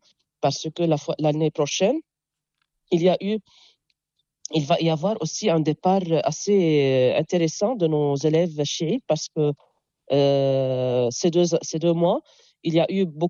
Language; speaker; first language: French; non-native, local second language; Arabic